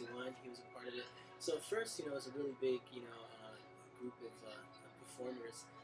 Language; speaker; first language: English; native; English